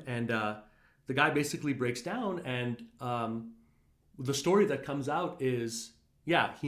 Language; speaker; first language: English; native; English